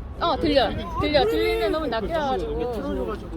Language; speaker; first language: Korean; native; Korean